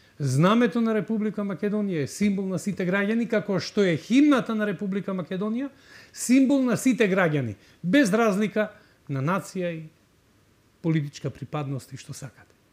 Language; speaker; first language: Macedonian; native; Macedonian